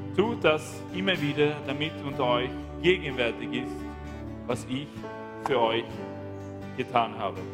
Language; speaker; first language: German; non-native, fluent; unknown